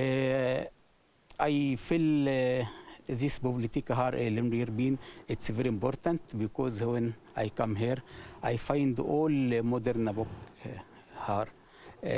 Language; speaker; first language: English; non-native, learner; Arabic